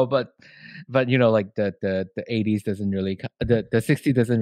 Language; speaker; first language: English; non-native, local second language; Chinese